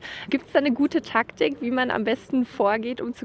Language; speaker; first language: German; native; German